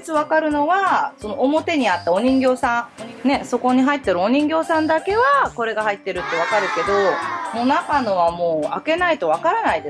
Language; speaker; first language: Japanese; native; Japanese